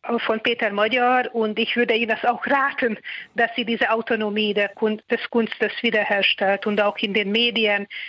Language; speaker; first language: German; non-native, fluent; Hungarian